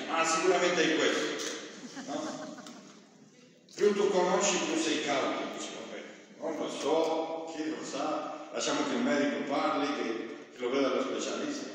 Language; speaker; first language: Italian; non-native, fluent; Spanish